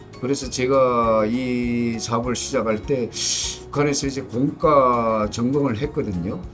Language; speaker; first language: Korean; native; Korean